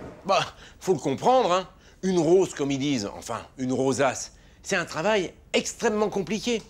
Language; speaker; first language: French; native; French